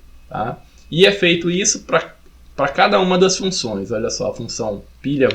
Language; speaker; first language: Portuguese; native; Portuguese